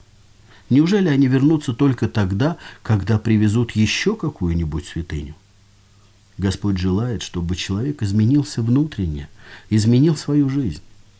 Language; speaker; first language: Russian; native; Russian